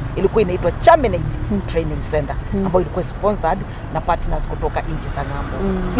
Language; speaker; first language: Swahili; non-native, local second language; Kamba